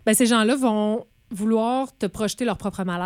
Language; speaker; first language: French; native; French